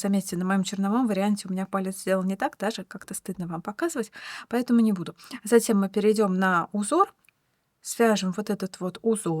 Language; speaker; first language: Russian; native; Russian